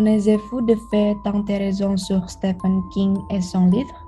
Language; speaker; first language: French; non-native, learner; Indonesian